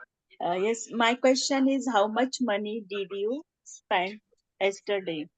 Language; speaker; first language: English; non-native, learner; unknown